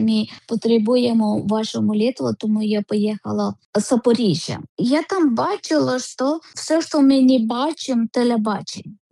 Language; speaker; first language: Ukrainian; non-native, learner; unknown